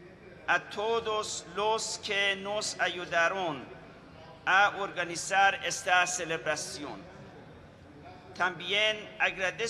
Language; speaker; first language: Spanish; non-native, fluent; Persian